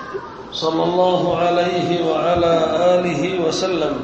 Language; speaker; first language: Arabic; native; Arabic